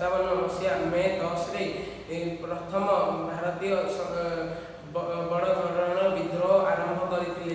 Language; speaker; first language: Hindi; non-native, local second language; Odia